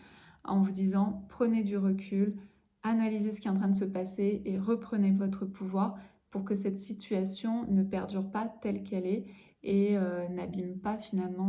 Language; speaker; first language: French; native; French